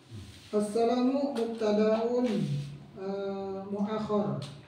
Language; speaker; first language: Arabic; non-native, learner; Indonesian